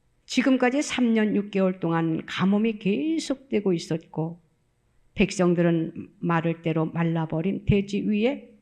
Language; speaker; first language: Korean; native; Korean